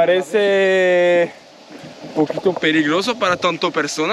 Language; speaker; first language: Spanish; non-native, learner; French